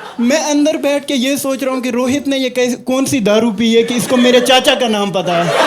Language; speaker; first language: Hindi; non-native, local second language; Kashmiri